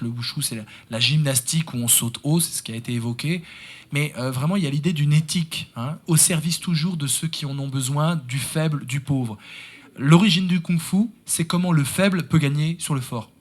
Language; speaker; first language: French; native; French